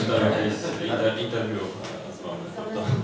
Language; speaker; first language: Ukrainian; non-native, fluent; Polish